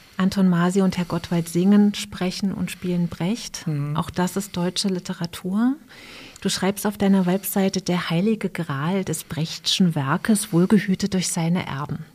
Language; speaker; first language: German; native; German